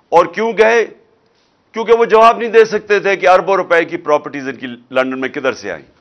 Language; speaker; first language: Urdu; non-native, local second language; Punjabi